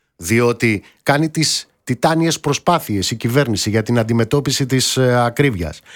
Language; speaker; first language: Greek; native; Greek